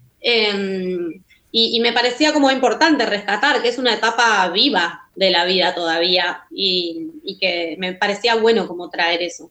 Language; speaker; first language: Spanish; native; Spanish